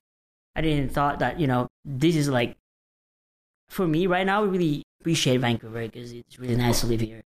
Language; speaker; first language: English; non-native, local second language; Filipino